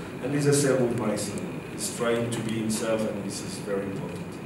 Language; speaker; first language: English; non-native, fluent; French